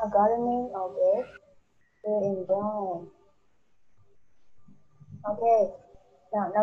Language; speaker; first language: English; non-native, learner; Vietnamese